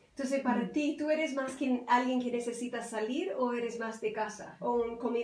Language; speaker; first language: Spanish; non-native, fluent; English